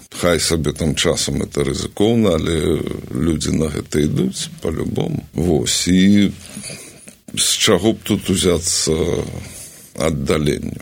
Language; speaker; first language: Belarusian; native; Belarusian